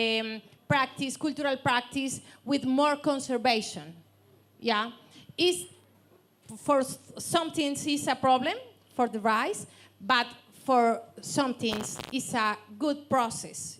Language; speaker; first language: English; non-native, learner; Spanish